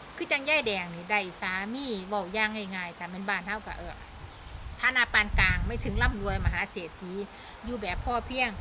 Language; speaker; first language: Thai; non-native, local second language; Northeastern Thai